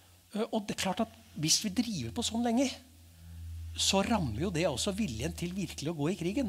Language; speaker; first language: Norwegian; native; Norwegian